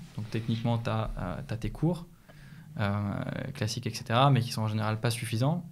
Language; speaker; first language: French; native; French